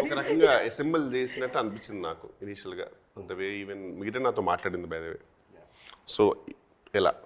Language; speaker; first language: Telugu; native; Telugu